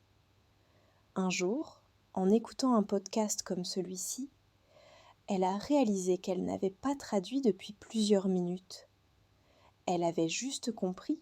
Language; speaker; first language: French; non-native, fluent; Hindi